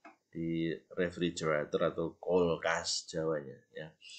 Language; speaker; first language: Indonesian; native; Indonesian